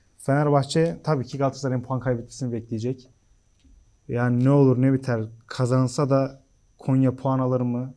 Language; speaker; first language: Turkish; native; Turkish